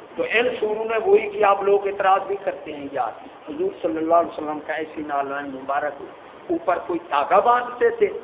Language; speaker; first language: Urdu; non-native, local second language; Punjabi